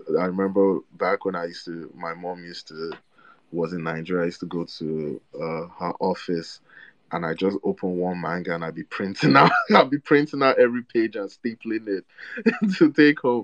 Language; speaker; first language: English; non-native, local second language; Igbo